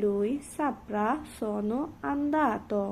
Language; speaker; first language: Italian; non-native, learner; Bangla